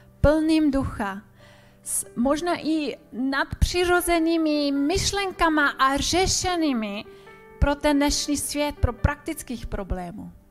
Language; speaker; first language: Czech; non-native, fluent; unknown